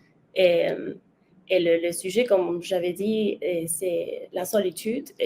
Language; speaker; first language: French; non-native, learner; Spanish